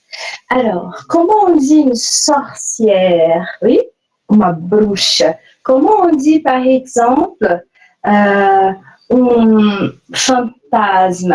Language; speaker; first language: French; non-native, fluent; Portuguese